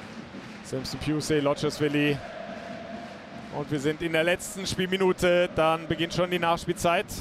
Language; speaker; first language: German; native; German